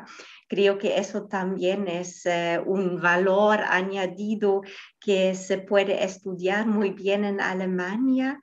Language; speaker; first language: Spanish; non-native, fluent; German